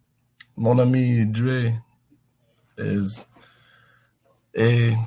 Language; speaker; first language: French; non-native, learner; English